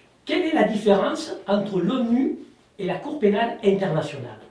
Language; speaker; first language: French; native; French